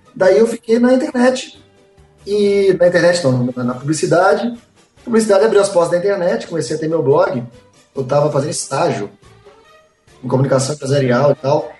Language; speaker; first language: Portuguese; native; Portuguese